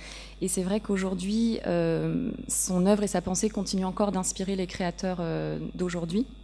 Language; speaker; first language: French; native; French